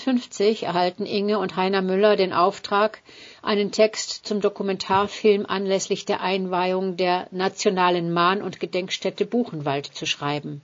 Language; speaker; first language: German; native; German